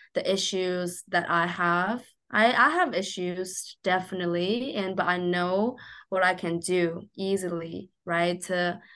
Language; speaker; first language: English; non-native, fluent; Chinese